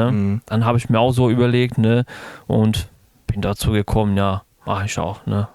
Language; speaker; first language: German; non-native, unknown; Bosnian